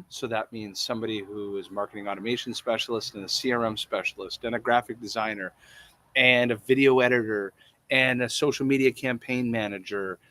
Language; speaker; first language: English; native; English